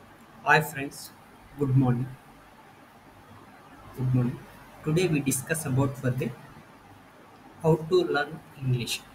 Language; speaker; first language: English; non-native, learner; Telugu